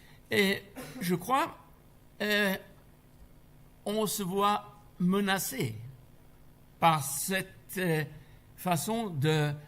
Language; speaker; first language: French; non-native, fluent; German